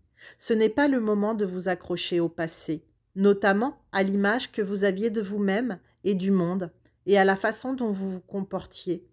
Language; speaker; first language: French; native; French